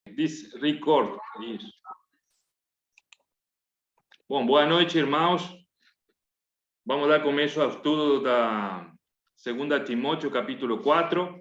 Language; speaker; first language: Portuguese; non-native, fluent; Spanish